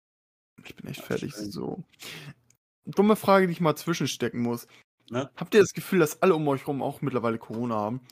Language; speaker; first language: German; native; German